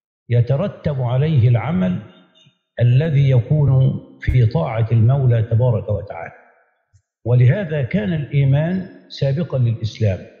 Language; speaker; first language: Arabic; native; Arabic